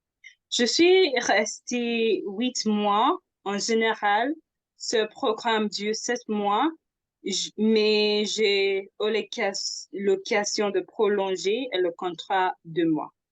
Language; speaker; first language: French; non-native, fluent; English